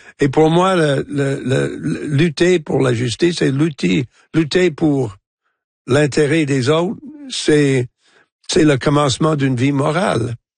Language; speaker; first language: French; non-native, local second language; English